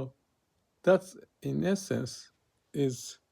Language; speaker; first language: English; non-native, fluent; Japanese